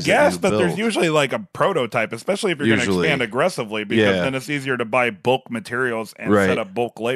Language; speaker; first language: English; native; English